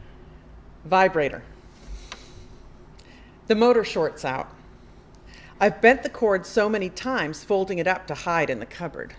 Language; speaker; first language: English; native; English